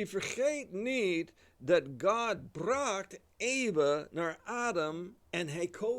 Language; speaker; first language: Dutch; non-native, fluent; English